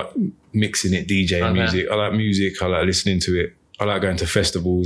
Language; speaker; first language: English; native; English